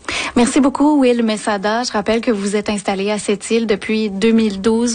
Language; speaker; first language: French; native; French